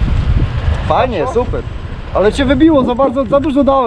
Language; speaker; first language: Polish; native; Polish